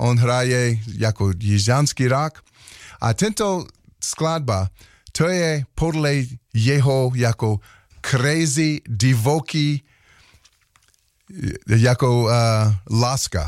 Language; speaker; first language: Czech; non-native, learner; English